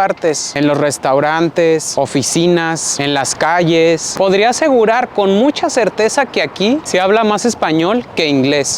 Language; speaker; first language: Spanish; native; Spanish